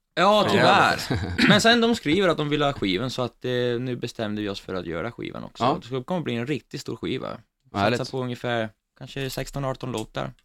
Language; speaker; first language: Swedish; non-native, fluent; Italian